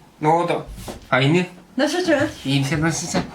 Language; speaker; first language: Turkish; non-native, learner; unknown